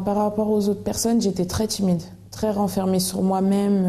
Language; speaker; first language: French; native; French